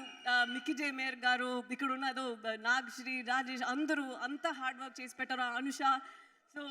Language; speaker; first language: Telugu; non-native, fluent; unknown